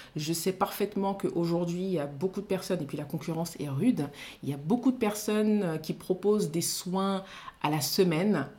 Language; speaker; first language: French; non-native, local second language; Soninke